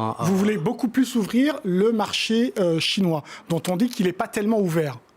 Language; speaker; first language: French; native; French